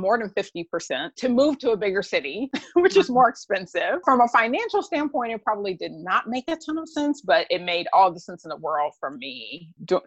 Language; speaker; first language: English; native; English